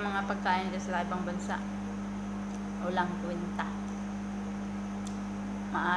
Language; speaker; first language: Filipino; non-native, local second language; Cebuano